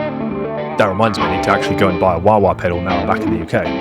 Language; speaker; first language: English; native; English